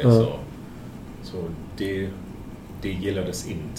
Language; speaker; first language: Swedish; non-native, fluent; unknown